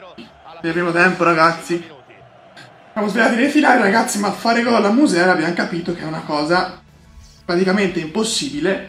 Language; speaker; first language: Italian; native; Italian